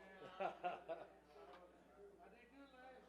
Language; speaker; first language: English; native; English